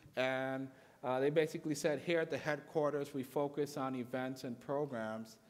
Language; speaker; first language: English; native; English